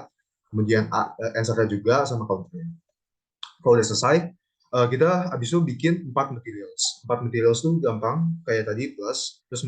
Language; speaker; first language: Indonesian; native; Indonesian